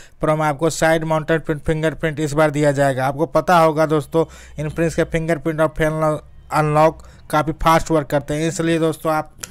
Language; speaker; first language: Hindi; native; Hindi